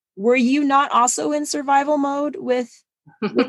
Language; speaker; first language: English; non-native, fluent; German